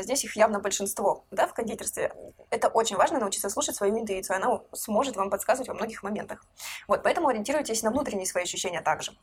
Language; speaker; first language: Russian; native; Russian